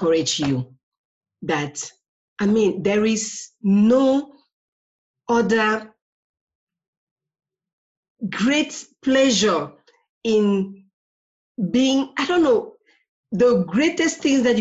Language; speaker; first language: English; non-native, local second language; French